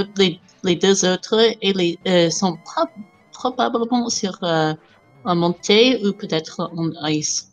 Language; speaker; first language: French; non-native, fluent; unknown